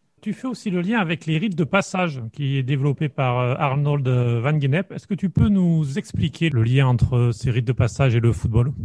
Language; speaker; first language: French; native; French